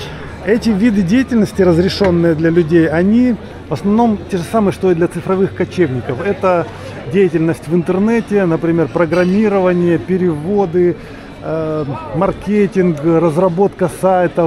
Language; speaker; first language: Russian; native; Russian